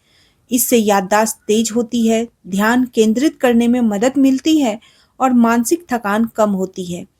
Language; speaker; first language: Hindi; native; Hindi